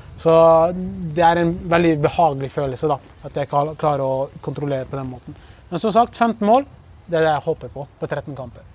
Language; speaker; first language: Norwegian; early bilingual, other home language; Kurdish